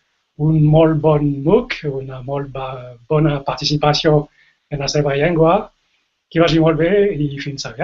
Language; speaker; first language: Catalan; non-native, fluent; French